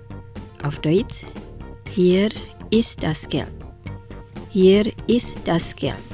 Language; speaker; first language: German; non-native, fluent; Indonesian